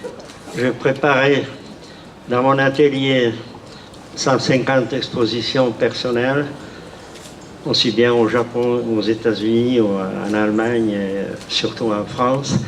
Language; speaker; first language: French; non-native, fluent; Czech